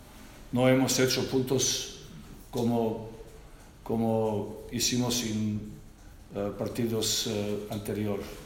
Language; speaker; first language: Spanish; non-native, learner; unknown